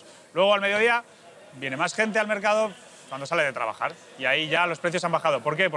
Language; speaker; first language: Spanish; native; Spanish